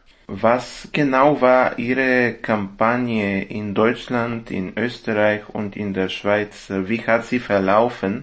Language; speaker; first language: German; non-native, fluent; Bulgarian